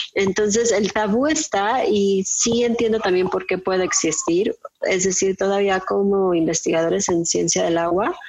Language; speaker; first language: Spanish; native; Spanish